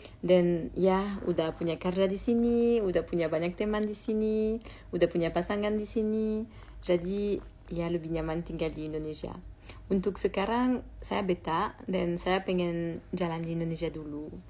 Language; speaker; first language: Indonesian; non-native, fluent; French